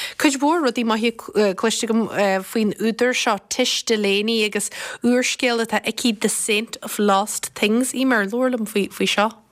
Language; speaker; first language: Irish; native; Irish